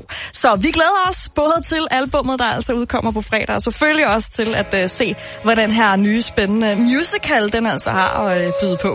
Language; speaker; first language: Danish; native; Danish